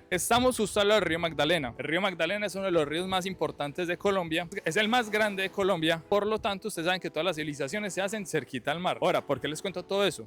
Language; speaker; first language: Spanish; native; Spanish